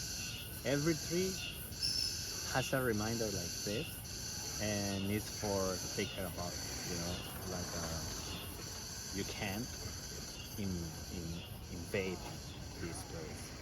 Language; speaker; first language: English; non-native, learner; Spanish